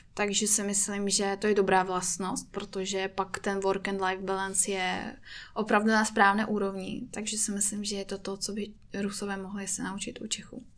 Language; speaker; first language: Czech; non-native, fluent; Russian